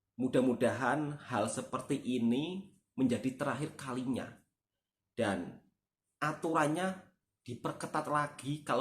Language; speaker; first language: Indonesian; native; Indonesian